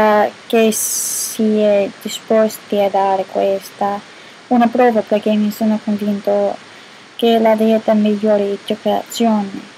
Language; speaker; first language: Italian; non-native, learner; English